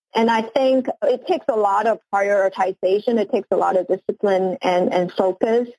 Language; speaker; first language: English; non-native, local second language; Cantonese